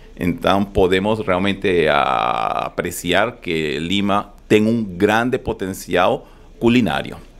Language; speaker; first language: Portuguese; non-native, fluent; Spanish